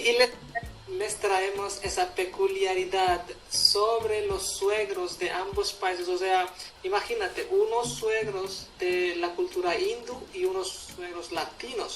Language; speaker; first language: Spanish; non-native, fluent; Hindi